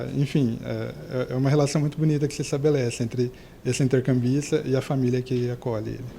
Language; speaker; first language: Portuguese; native; Portuguese